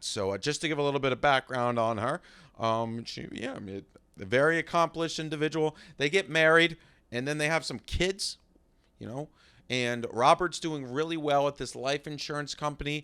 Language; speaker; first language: English; native; English